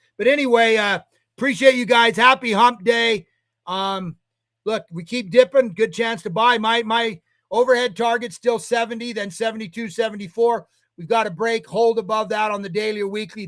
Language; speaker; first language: English; native; English